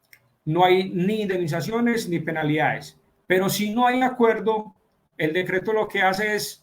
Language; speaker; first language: Spanish; native; Spanish